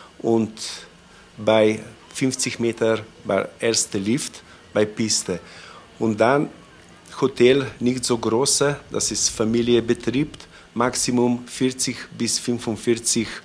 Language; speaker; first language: German; non-native, learner; Slovenian